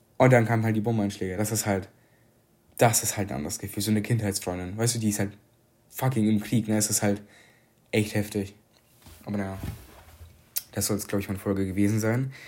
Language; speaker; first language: German; early bilingual, other home language; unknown